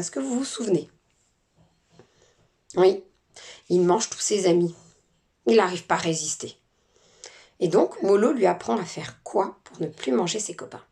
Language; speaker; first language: French; native; French